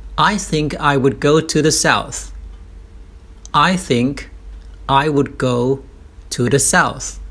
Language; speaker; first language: English; non-native, fluent; Thai